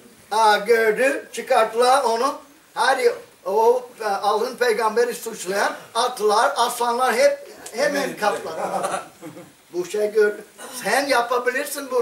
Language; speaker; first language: Turkish; non-native, fluent; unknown